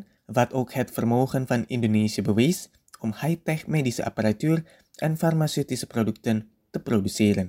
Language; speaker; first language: Dutch; non-native, fluent; Indonesian